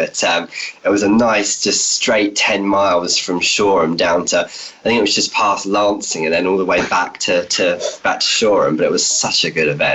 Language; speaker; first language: English; native; English